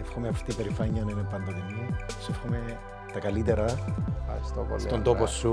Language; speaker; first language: Greek; native; Greek